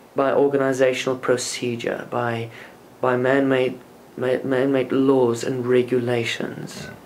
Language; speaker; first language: English; non-native, local second language; Afrikaans